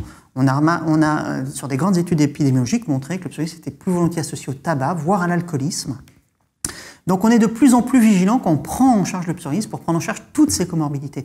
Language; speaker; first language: French; native; French